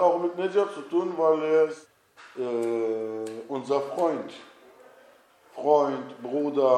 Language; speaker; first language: German; non-native, fluent; Turkish